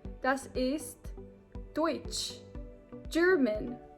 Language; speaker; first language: German; non-native, learner; English